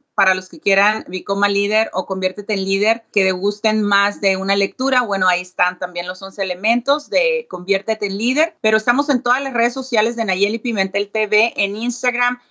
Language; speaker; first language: Spanish; native; Spanish